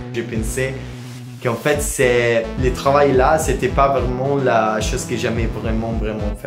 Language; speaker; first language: French; non-native, learner; Italian